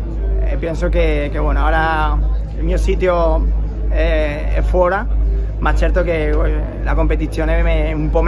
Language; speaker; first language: Italian; non-native, learner; Spanish